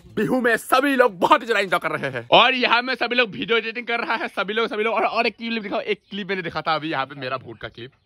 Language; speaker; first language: Hindi; non-native, local second language; Assamese